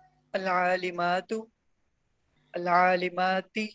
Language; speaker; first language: Arabic; non-native, learner; Urdu